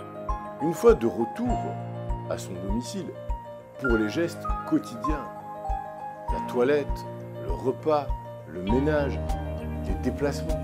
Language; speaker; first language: French; native; French